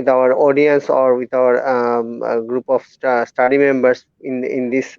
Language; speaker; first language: English; non-native, local second language; Bangla